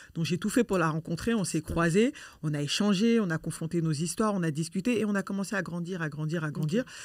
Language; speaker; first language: French; native; French